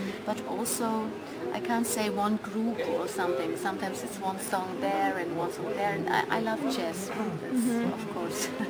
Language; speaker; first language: English; non-native, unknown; German